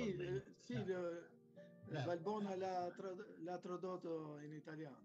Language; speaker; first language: Italian; non-native, fluent; Albanian